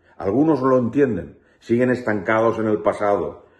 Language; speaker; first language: Spanish; native; Spanish